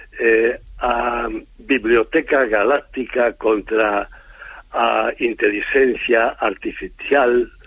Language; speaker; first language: Galician; native; Galician